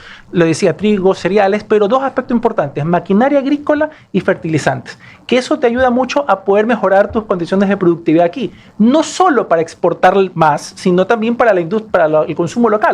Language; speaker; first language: Spanish; native; Spanish